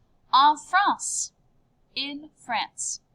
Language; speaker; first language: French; non-native, fluent; English